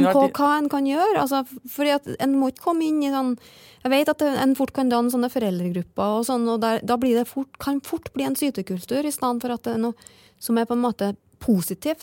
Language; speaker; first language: Norwegian; native; Norwegian